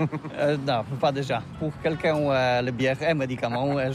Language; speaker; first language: French; non-native, fluent; Polish